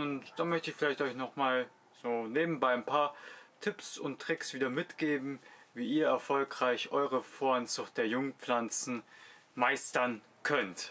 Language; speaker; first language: German; native; German